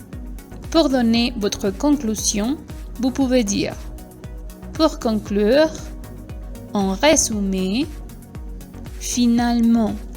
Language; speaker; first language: French; non-native, fluent; Spanish